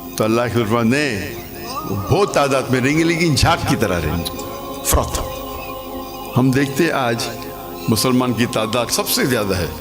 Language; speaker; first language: Urdu; non-native, local second language; English